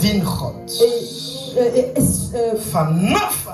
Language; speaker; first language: Dutch; non-native, fluent; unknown